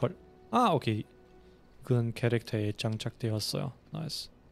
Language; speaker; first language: Korean; non-native, fluent; German